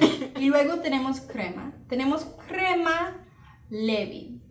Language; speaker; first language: Spanish; early bilingual, heritage; Spanish